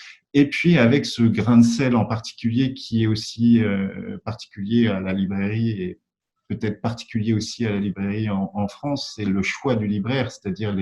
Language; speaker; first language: French; native; French